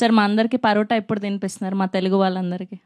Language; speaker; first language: Telugu; native; Telugu